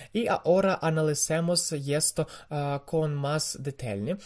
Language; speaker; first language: Spanish; non-native, learner; Ukrainian